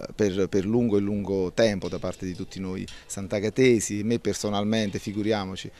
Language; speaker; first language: Italian; native; Italian